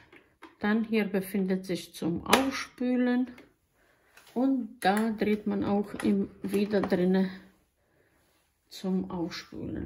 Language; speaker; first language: German; non-native, learner; Croatian